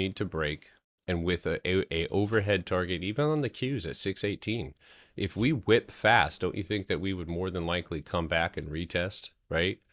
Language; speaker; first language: English; native; English